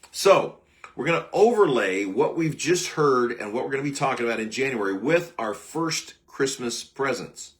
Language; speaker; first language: English; native; English